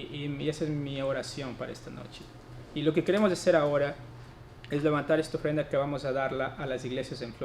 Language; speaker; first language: Spanish; native; Spanish